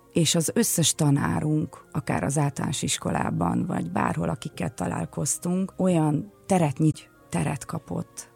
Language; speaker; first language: Hungarian; early bilingual, other home language; Russian